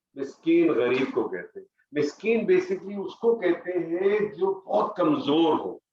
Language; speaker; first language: Urdu; native; Urdu